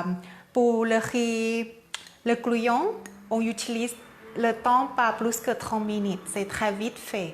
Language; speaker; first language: French; non-native, learner; Thai